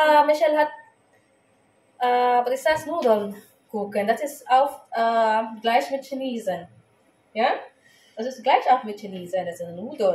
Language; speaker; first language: German; non-native, learner; Filipino